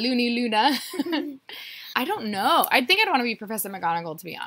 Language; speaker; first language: English; native; English